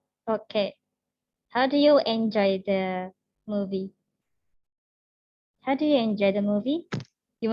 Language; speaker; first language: English; non-native, learner; Indonesian